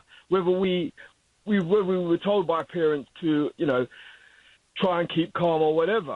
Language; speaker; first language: English; native; English